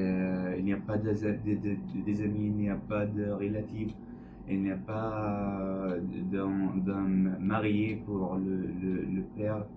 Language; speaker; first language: French; non-native, learner; English